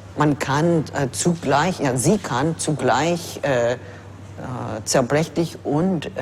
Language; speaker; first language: German; non-native, fluent; English